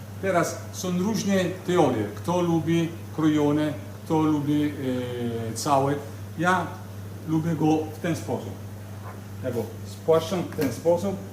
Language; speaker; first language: Polish; non-native, learner; Italian